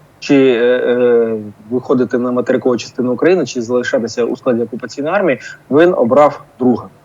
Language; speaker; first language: Ukrainian; non-native, local second language; Russian